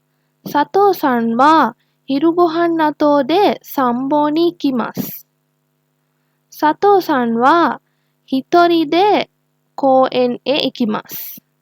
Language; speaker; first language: Japanese; non-native, learner; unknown